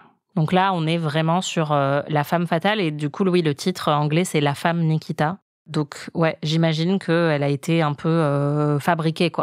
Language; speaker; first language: French; native; French